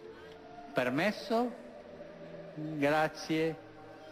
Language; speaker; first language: Italian; non-native, fluent; Spanish